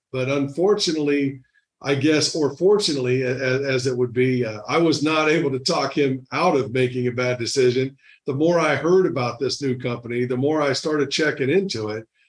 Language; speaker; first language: English; native; English